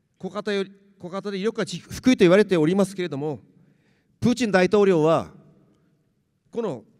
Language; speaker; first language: Japanese; native; Japanese